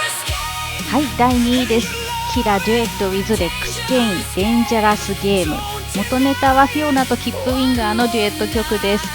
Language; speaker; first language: Japanese; native; Japanese